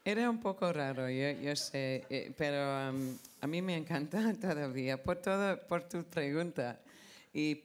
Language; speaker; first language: Spanish; non-native, fluent; English